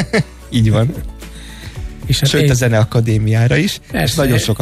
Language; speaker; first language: Hungarian; native; Hungarian